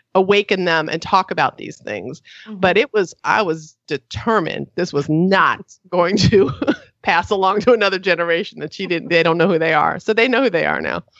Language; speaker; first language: English; native; English